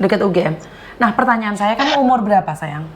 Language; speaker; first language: Indonesian; non-native, local second language; Javanese